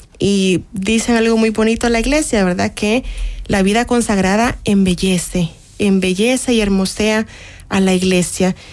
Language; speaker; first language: Spanish; native; Spanish